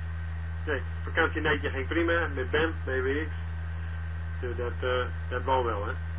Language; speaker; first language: Dutch; native; Dutch